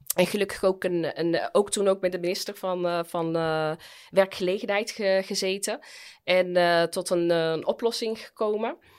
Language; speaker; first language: Dutch; early bilingual, other home language; Arabic